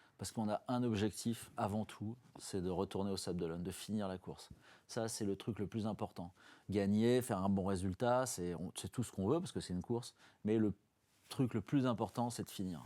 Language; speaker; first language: French; native; French